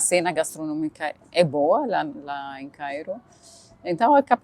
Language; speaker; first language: Portuguese; non-native, fluent; Arabic